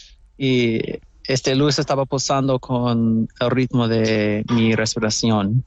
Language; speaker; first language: Spanish; non-native, fluent; English